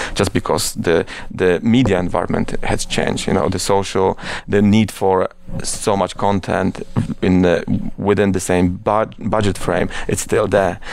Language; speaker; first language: English; non-native, fluent; Polish